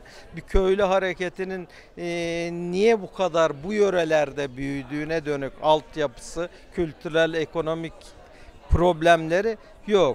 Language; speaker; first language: Turkish; native; Turkish